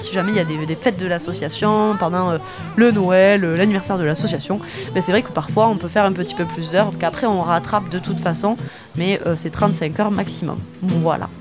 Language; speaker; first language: French; native; French